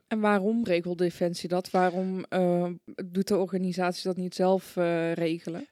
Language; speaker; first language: Dutch; early bilingual, other home language; Persian